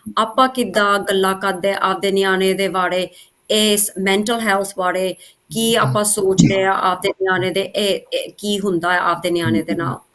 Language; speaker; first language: Punjabi; early bilingual, heritage; Punjabi